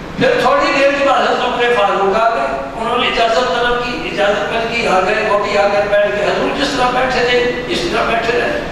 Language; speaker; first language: Urdu; non-native, local second language; Punjabi